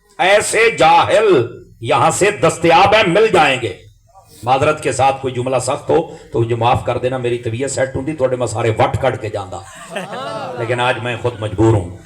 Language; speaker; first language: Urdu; non-native, local second language; Punjabi